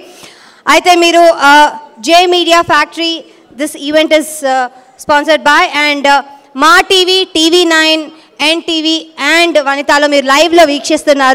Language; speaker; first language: Telugu; native; Telugu